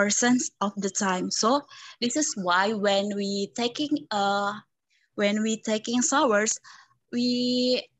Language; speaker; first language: English; non-native, learner; Indonesian